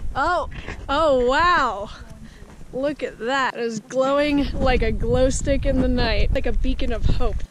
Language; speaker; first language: English; native; English